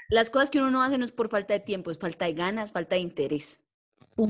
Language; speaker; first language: Spanish; native; Spanish